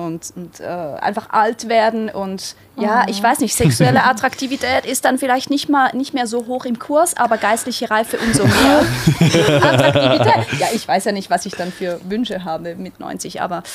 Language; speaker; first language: German; native; German